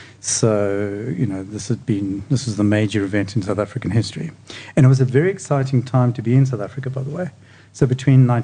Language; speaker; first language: English; native; English